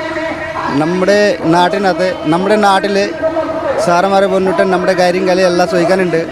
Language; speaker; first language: Malayalam; non-native, learner; Bangla